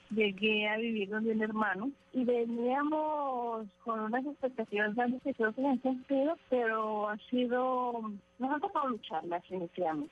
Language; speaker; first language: Spanish; native; Spanish